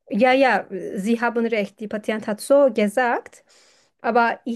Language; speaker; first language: German; non-native, fluent; Turkish